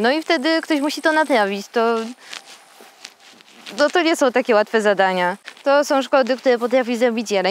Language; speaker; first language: Polish; native; Polish